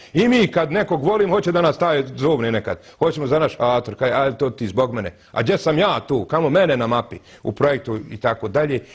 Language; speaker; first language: Bosnian; native; Bosnian